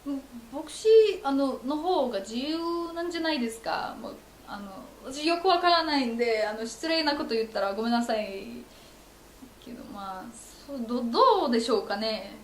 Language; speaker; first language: Japanese; non-native, fluent; Polish